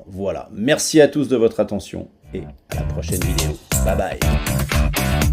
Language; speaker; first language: French; native; French